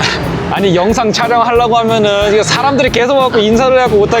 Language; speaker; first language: Korean; native; Korean